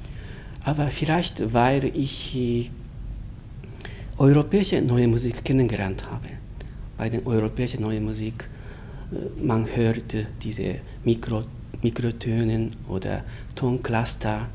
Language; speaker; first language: German; non-native, learner; Japanese